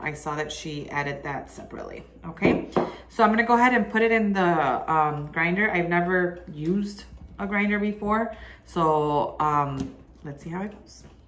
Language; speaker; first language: English; early bilingual, other home language; Spanish